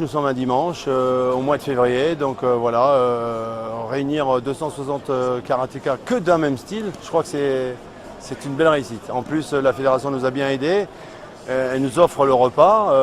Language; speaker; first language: French; native; French